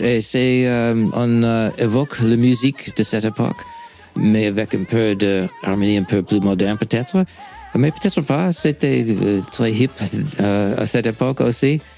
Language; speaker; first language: French; non-native, fluent; English